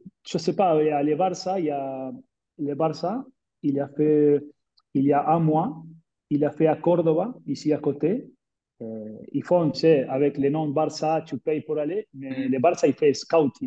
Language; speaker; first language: French; non-native, fluent; Spanish